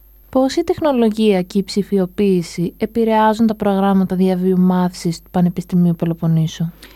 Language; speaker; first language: Greek; native; Greek